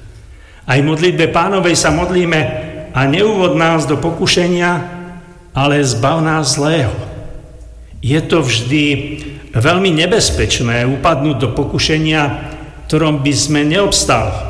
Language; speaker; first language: Slovak; native; Slovak